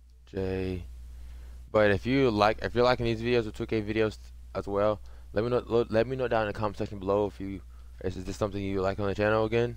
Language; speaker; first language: English; native; English